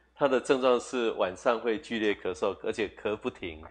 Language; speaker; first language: Chinese; native; Chinese